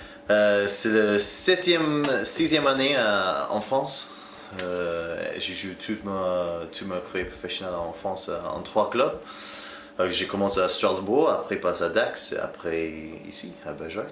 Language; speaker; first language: French; non-native, learner; English